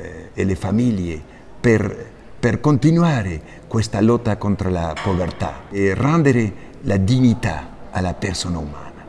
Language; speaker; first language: Italian; non-native, fluent; Spanish